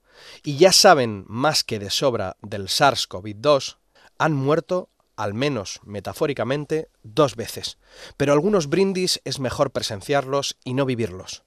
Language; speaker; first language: Spanish; native; Spanish